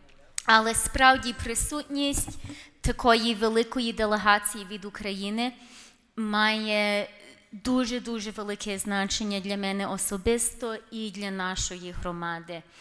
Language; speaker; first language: Ukrainian; early bilingual, heritage; Ukrainian